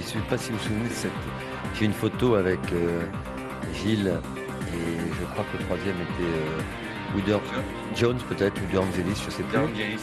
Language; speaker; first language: French; native; French